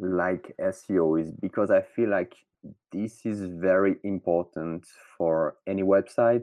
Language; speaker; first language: English; non-native, fluent; French